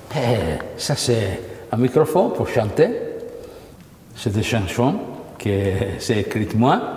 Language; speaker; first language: French; non-native, learner; Italian